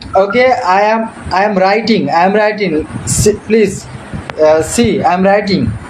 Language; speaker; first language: English; non-native, learner; Bangla